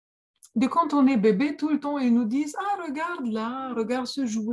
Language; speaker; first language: French; non-native, fluent; Romanian